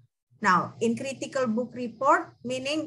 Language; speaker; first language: English; non-native, fluent; Indonesian